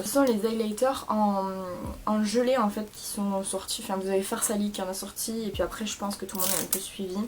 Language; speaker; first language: French; native; French